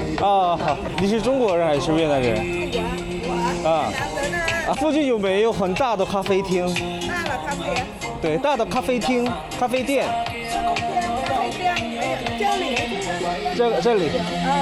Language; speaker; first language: Chinese; non-native, learner; Korean